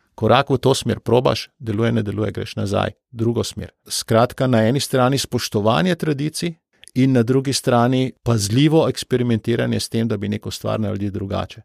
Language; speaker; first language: Slovenian; native; Slovenian